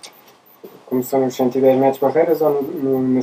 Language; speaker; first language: Portuguese; native; Portuguese